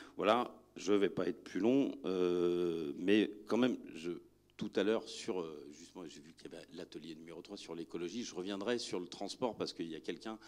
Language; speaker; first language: French; native; French